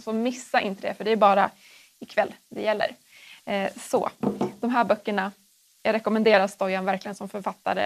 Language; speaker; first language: Swedish; native; Swedish